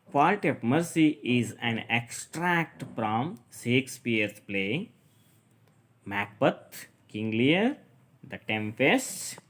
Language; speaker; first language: English; non-native, local second language; Kannada